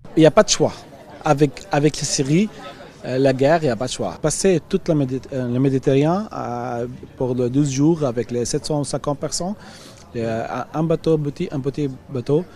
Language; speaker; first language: French; non-native, learner; Arabic